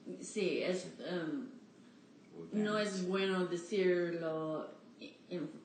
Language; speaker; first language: Spanish; non-native, learner; English